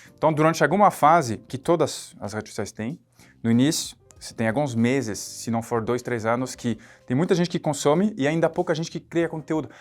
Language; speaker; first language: Portuguese; non-native, fluent; French